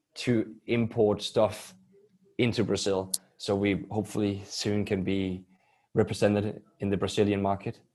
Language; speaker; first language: English; non-native, fluent; Danish